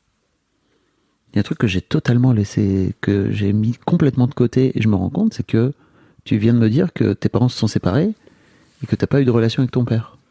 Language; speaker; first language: French; native; French